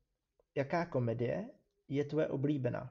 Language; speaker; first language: Czech; non-native, fluent; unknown